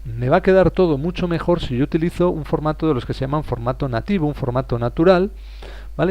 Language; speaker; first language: Spanish; native; Spanish